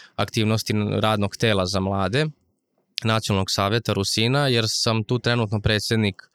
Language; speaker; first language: Serbian; non-native, local second language; Rusyn